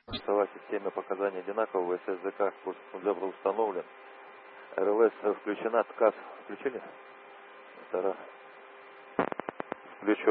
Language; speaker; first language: Russian; native; Russian